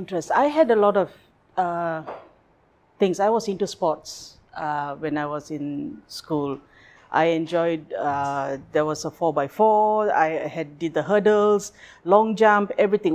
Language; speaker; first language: English; non-native, local second language; Tamil